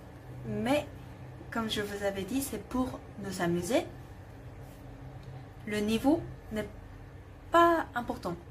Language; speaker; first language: French; non-native, fluent; Korean